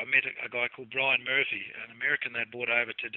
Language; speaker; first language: English; native; English